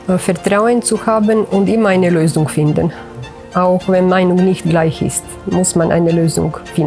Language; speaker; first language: German; non-native, fluent; Croatian